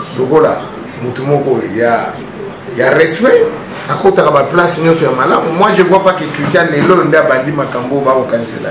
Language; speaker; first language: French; non-native, local second language; Lingala